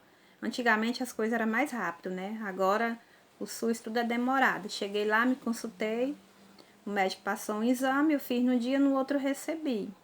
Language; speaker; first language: Portuguese; native; Portuguese